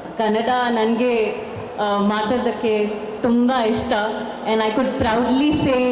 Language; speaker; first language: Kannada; non-native, learner; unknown